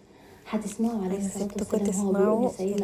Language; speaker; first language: Arabic; native; Arabic